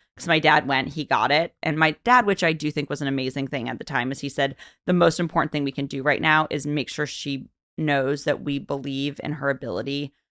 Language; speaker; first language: English; native; English